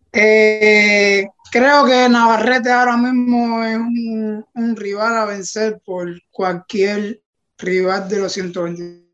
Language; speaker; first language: Spanish; native; Spanish